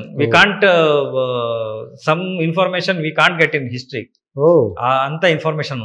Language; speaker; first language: Telugu; non-native, learner; Kannada